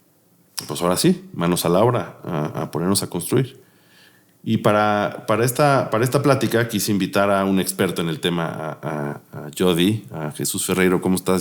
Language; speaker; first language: Spanish; native; Spanish